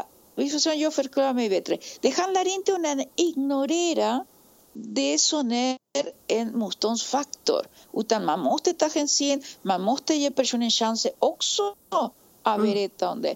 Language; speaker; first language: Swedish; non-native, fluent; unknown